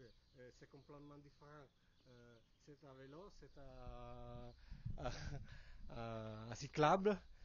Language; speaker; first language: French; non-native, learner; Italian